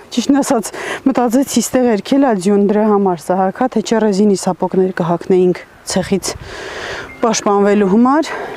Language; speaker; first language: Armenian; native; Armenian